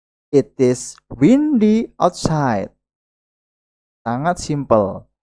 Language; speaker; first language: English; non-native, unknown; Indonesian